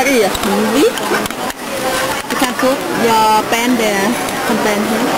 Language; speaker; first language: English; non-native, learner; Vietnamese